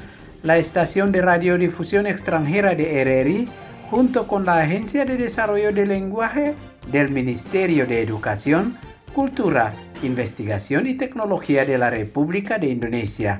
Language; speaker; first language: Spanish; non-native, fluent; Indonesian